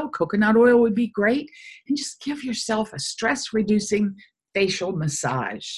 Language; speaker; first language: English; native; English